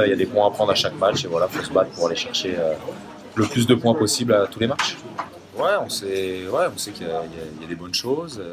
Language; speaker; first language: French; native; French